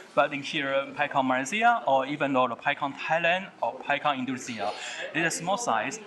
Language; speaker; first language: English; non-native, fluent; Chinese